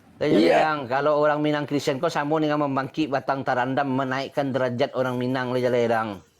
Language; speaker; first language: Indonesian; non-native, local second language; Minangkabau